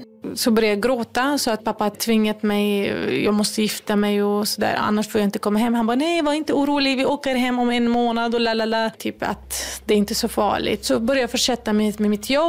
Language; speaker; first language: Swedish; non-native, fluent; Kurdish